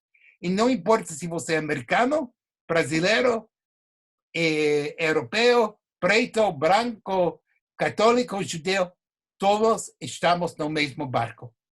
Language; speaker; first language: Portuguese; non-native, fluent; English